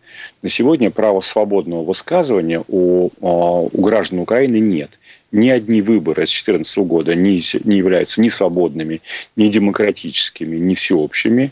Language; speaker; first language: Russian; native; Russian